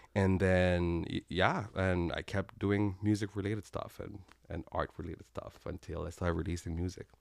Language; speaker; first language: English; non-native, local second language; Kinyarwanda